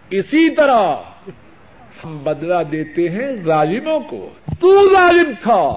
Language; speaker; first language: Urdu; non-native, local second language; Punjabi